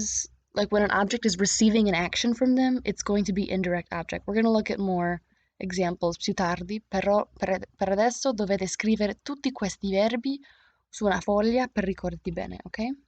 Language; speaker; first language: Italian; non-native, fluent; English